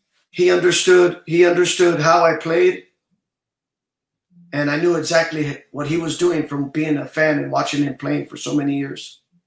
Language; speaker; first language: English; early bilingual, other home language; Spanish